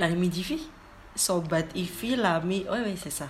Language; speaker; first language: French; non-native, learner; Indonesian